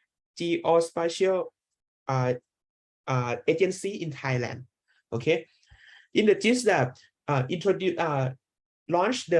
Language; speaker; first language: English; non-native, learner; Thai